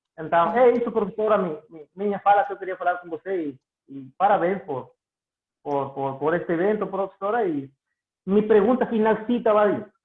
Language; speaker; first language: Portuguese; non-native, learner; Spanish